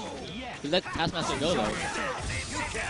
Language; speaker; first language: English; native; English